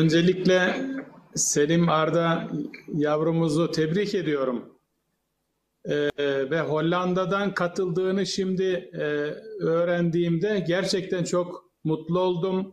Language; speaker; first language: Turkish; native; Turkish